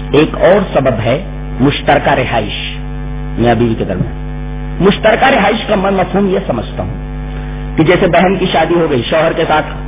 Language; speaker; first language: Urdu; native; Urdu